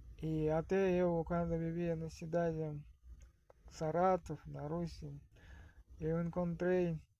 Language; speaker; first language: Portuguese; non-native, fluent; Russian